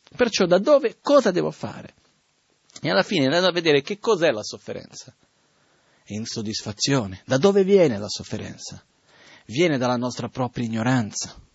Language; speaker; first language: Italian; non-native, fluent; Portuguese